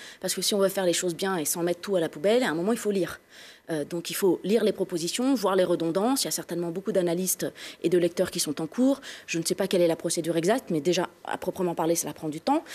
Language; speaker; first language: French; native; French